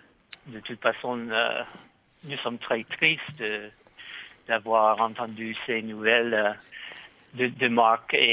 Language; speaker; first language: French; non-native, fluent; English